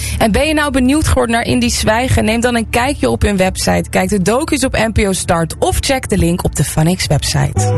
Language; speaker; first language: Dutch; native; Dutch